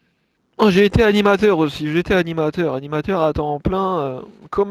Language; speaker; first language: French; native; French